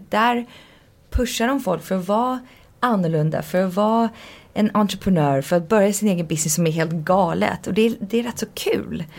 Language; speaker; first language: Swedish; early bilingual, heritage; Swedish